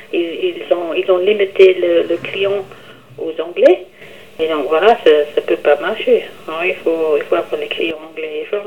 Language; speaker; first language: French; non-native, fluent; English